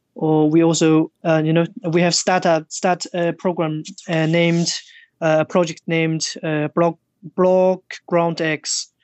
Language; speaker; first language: English; non-native, fluent; Chinese